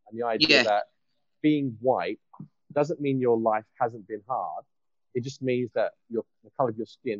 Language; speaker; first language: English; native; English